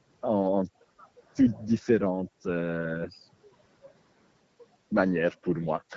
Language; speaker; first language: French; non-native, local second language; Dutch